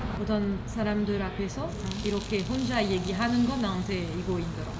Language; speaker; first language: Korean; non-native, learner; French